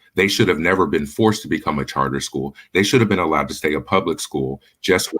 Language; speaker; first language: English; native; English